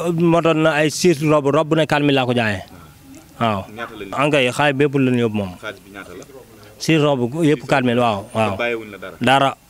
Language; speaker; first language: Wolof; native; Wolof